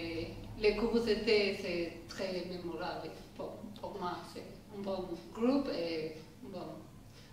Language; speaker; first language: French; non-native, learner; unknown